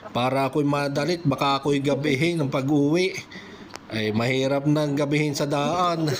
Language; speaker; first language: Filipino; native; Filipino